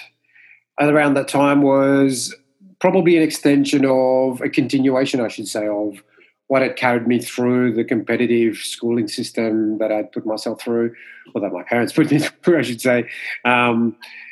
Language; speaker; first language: English; non-native, fluent; Morisyen